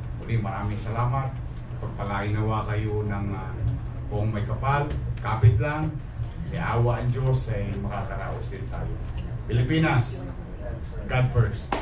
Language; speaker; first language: Filipino; native; Filipino